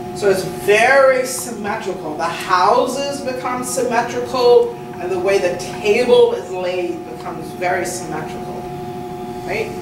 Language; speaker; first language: English; native; English